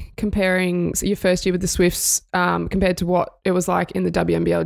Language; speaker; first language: English; native; English